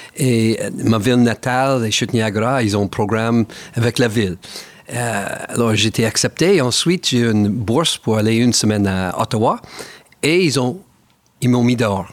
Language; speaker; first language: French; non-native, fluent; English